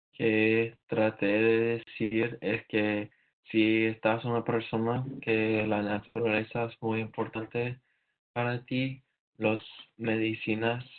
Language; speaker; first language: Spanish; non-native, learner; English